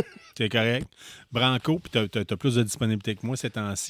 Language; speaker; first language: French; native; French